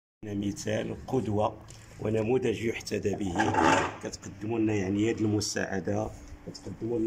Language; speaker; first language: Arabic; native; Arabic